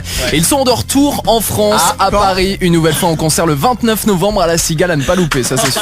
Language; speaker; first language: French; native; French